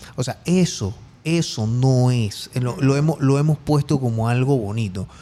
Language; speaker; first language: Spanish; native; Spanish